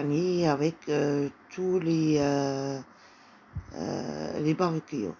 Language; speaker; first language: French; non-native, fluent; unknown